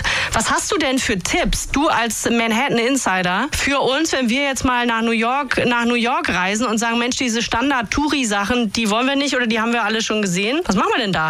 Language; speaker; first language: German; native; German